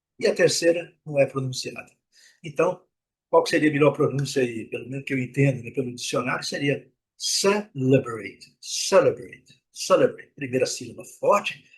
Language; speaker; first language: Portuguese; native; Portuguese